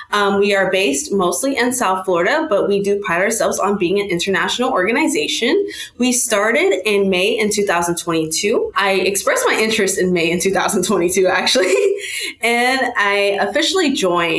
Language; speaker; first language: English; native; English